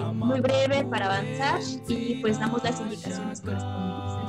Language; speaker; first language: Spanish; native; Spanish